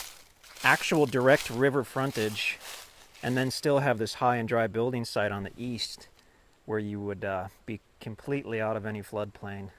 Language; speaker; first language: English; native; English